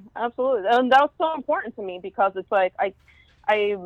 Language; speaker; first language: English; early bilingual, other home language; Spanish